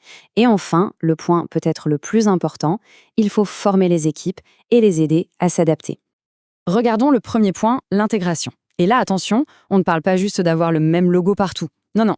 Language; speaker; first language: French; native; French